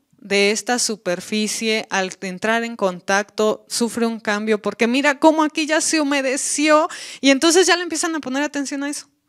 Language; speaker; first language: Spanish; native; Spanish